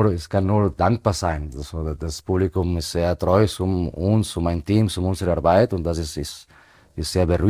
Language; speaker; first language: German; non-native, fluent; Spanish